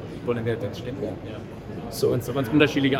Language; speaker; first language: German; native; German